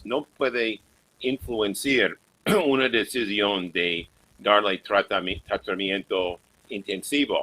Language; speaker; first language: Spanish; non-native, fluent; English